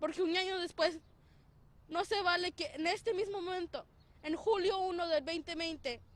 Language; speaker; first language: Spanish; early bilingual, heritage; Spanish